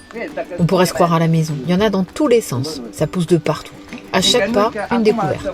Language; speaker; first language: French; native; French